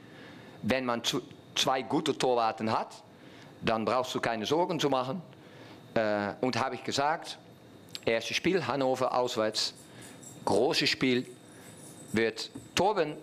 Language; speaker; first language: German; non-native, fluent; Dutch